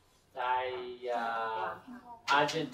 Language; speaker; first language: Chinese; non-native, fluent; English